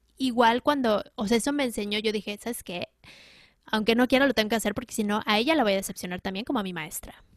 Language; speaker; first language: Spanish; native; Spanish